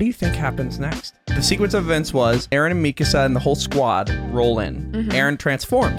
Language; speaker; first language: English; native; English